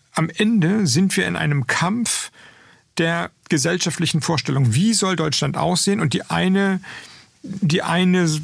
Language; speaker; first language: German; native; German